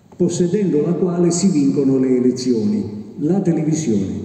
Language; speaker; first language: Italian; native; Italian